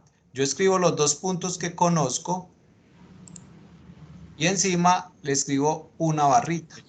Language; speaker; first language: Spanish; native; Spanish